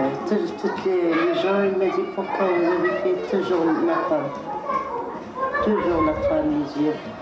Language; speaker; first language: French; non-native, learner; Arabic